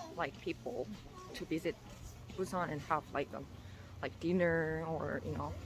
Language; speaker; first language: English; non-native, fluent; Korean